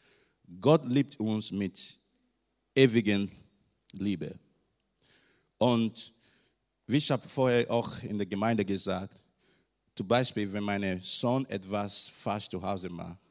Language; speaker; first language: German; non-native, learner; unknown